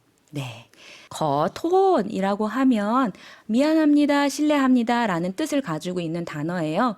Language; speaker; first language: Korean; native; Korean